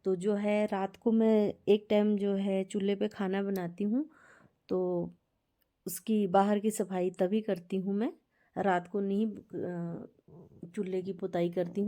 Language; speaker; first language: Hindi; native; Hindi